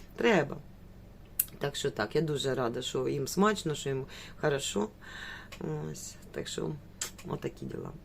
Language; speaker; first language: Ukrainian; native; Ukrainian